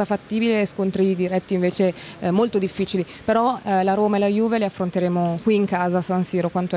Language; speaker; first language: Italian; native; Italian